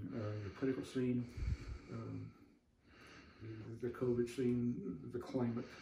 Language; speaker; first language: English; native; English